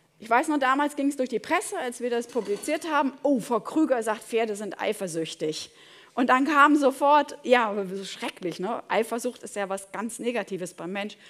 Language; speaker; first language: German; native; German